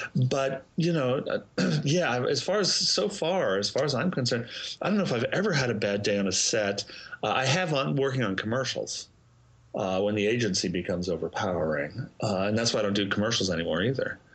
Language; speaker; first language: English; native; English